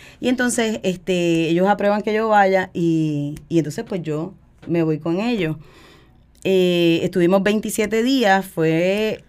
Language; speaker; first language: Spanish; native; Spanish